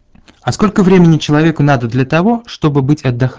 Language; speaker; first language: Russian; native; Russian